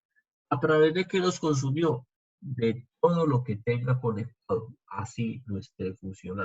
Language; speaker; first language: Spanish; native; Spanish